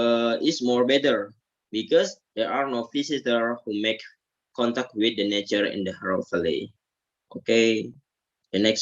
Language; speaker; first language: English; non-native, learner; Indonesian